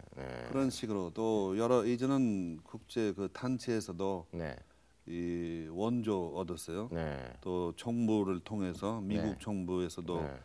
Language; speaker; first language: Korean; non-native, fluent; English